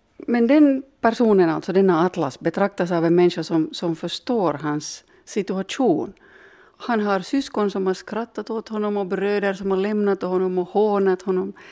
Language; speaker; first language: Swedish; native; Swedish